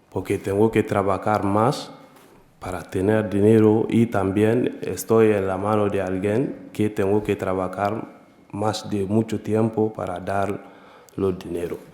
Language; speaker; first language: Spanish; non-native, learner; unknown